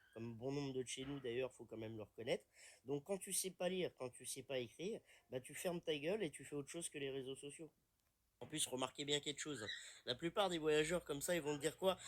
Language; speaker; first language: French; native; French